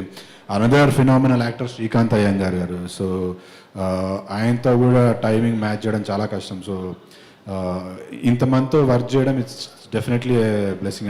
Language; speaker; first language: Telugu; native; Telugu